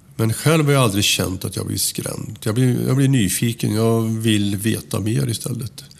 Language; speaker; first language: Swedish; native; Swedish